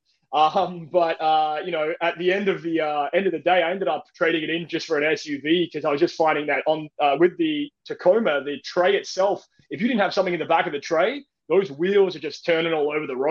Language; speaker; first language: English; native; English